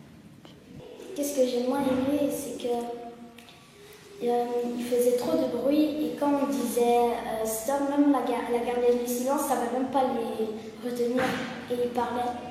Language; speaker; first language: French; early bilingual, other home language; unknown